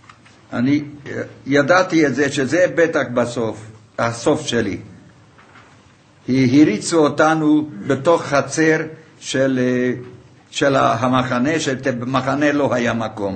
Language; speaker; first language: Hebrew; non-native, fluent; Hungarian